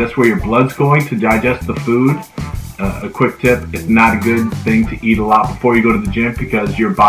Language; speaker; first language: English; native; English